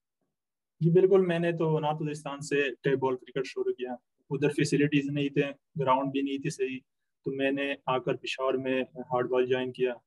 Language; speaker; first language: Hindi; non-native, local second language; Pashto